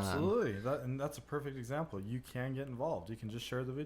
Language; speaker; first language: English; native; English